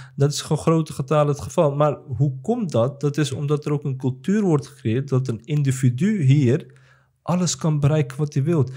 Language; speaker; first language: Dutch; early bilingual, other home language; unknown